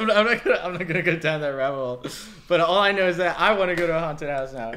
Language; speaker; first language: English; early bilingual, other home language; Spanish